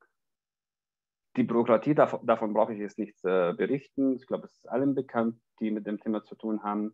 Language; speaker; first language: German; non-native, fluent; Arabic